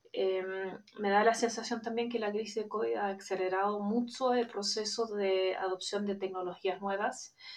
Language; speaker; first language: Spanish; non-native, fluent; German